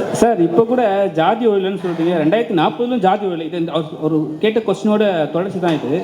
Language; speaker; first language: Tamil; native; Tamil